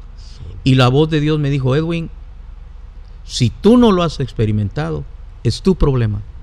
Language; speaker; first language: Spanish; native; Spanish